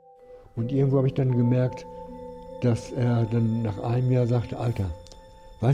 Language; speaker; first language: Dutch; non-native, learner; German